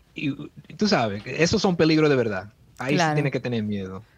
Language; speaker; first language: Spanish; early bilingual, heritage; Spanish